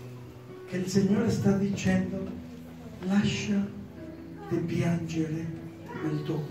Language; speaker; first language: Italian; non-native, learner; Spanish